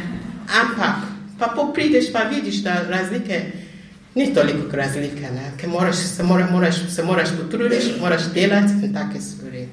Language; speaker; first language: Slovenian; non-native, fluent; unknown